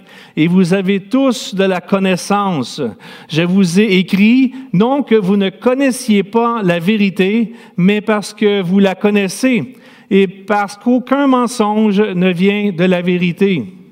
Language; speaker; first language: French; native; French